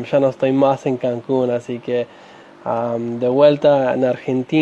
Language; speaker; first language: Spanish; non-native, fluent; English